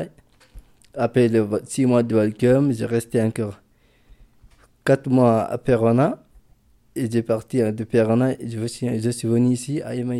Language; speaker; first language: French; non-native, local second language; Fula